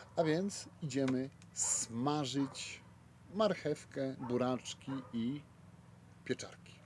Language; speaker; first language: Polish; native; Polish